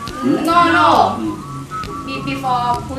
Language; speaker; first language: English; non-native, learner; Thai